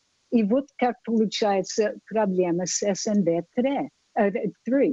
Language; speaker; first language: Russian; non-native, fluent; English